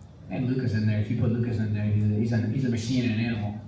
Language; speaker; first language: English; native; English